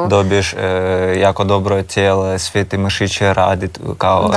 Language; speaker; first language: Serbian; non-native, learner; Russian